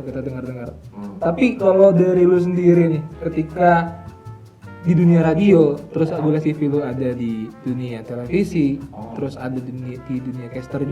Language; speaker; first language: Indonesian; native; Indonesian